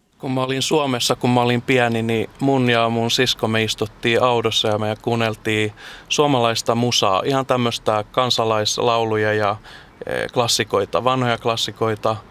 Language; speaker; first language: Finnish; early bilingual, heritage; Finnish